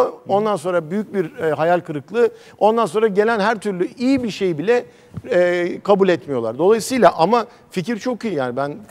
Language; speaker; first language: Turkish; native; Turkish